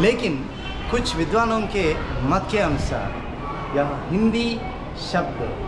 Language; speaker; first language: Hindi; non-native, local second language; Telugu